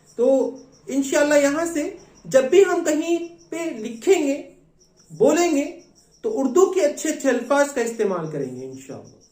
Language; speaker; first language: Hindi; native; Hindi